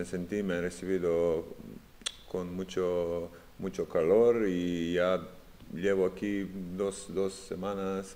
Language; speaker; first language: Spanish; non-native, fluent; Serbian